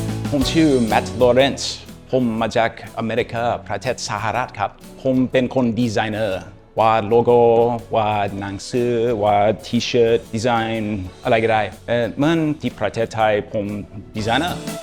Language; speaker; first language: Thai; non-native, learner; English